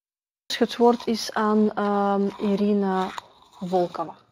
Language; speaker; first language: Dutch; non-native, fluent; Russian